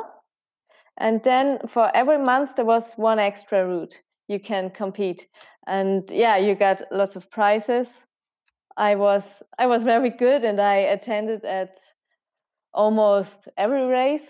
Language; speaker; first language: English; non-native, fluent; German